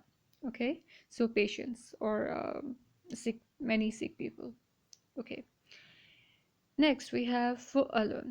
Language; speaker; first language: English; non-native, local second language; Urdu